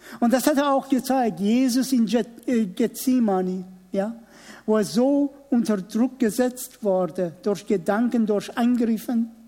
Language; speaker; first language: German; non-native, fluent; Persian